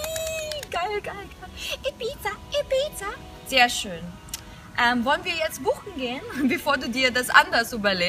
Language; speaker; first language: German; non-native, fluent; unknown